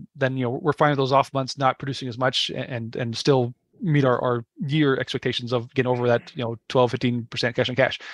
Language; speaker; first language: English; native; English